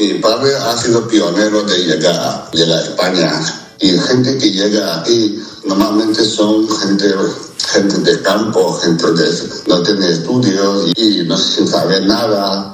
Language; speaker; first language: Spanish; early bilingual, other home language; Chinese